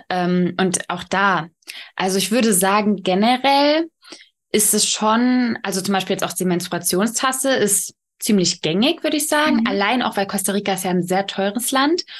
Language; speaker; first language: German; early bilingual, other home language; Polish